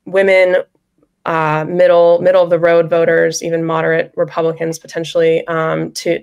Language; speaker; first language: English; native; English